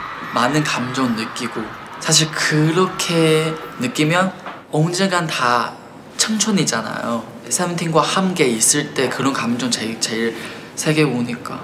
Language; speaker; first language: Korean; non-native, fluent; Chinese